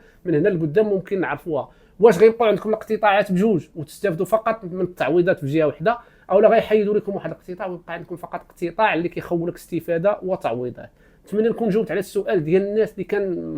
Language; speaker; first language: Arabic; native; Arabic